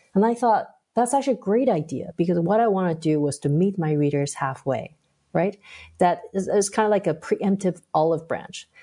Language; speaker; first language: English; early bilingual, other home language; Chinese